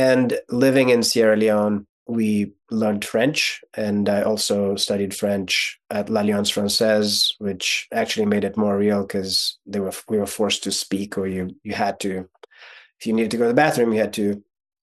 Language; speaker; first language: English; non-native, fluent; Russian